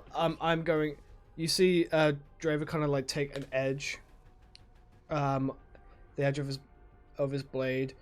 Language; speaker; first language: English; native; English